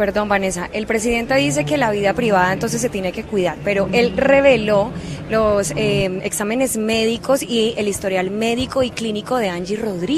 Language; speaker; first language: Spanish; native; Spanish